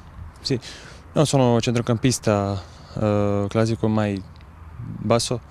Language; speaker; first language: Italian; non-native, learner; Croatian